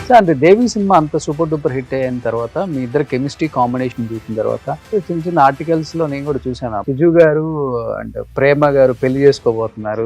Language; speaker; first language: Telugu; native; Telugu